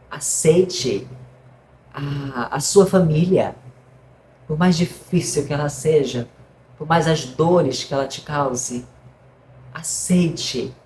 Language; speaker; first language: Portuguese; native; Portuguese